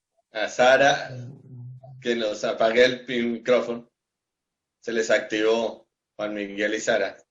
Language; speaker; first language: Spanish; native; Spanish